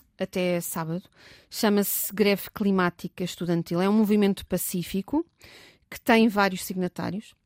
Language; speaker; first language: Portuguese; native; Portuguese